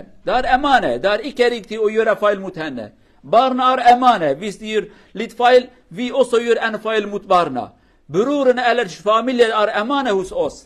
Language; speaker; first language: Swedish; non-native, learner; Kurdish